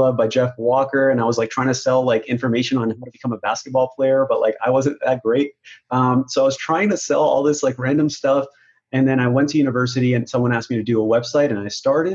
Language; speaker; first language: English; non-native, local second language; Urdu